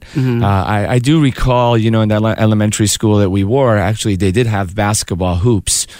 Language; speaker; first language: English; early bilingual, other home language; Persian